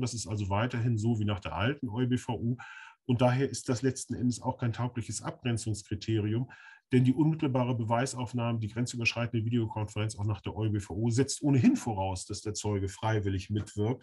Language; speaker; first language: German; native; German